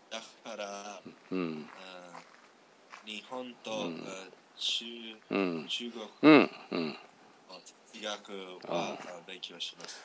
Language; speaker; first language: Japanese; non-native, learner; English